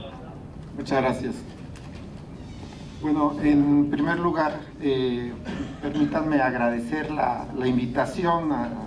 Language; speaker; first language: Spanish; native; Spanish